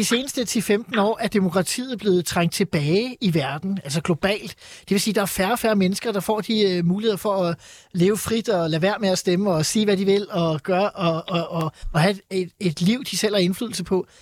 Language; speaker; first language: Danish; native; Danish